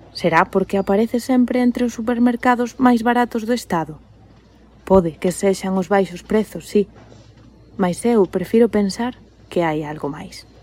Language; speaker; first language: Galician; native; Galician